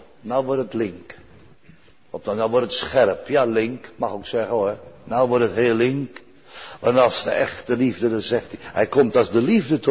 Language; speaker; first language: Dutch; native; Dutch